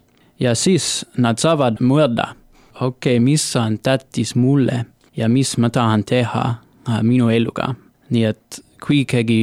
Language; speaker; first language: Estonian; non-native, learner; English